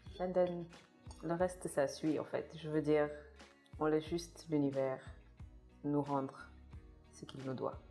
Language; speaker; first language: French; non-native, local second language; Kabuverdianu